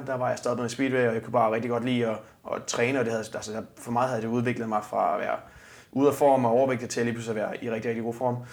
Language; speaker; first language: Danish; native; Danish